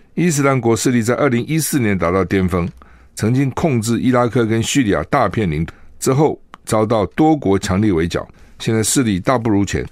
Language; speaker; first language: Chinese; native; Chinese